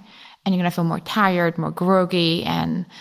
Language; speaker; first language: English; non-native, fluent; Polish